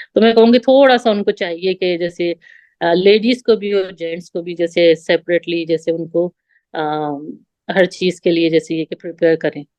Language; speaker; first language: Urdu; native; Urdu